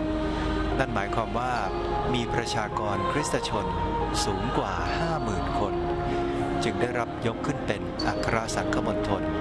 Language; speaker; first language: Thai; native; Thai